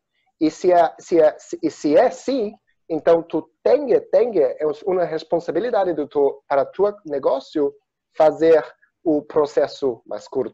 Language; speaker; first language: Spanish; non-native, learner; Portuguese